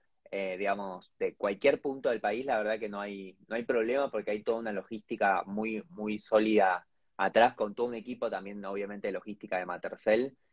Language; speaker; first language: Spanish; native; Spanish